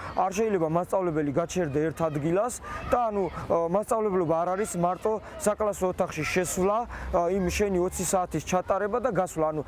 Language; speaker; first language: Georgian; native; Georgian